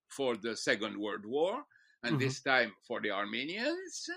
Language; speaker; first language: English; non-native, fluent; French